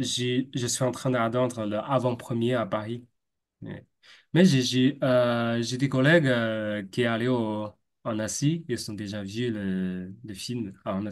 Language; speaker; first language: French; non-native, fluent; Chinese